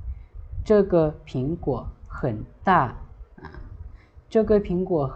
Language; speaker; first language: Chinese; non-native, fluent; Lao